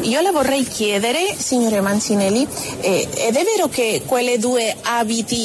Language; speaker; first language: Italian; non-native, learner; Spanish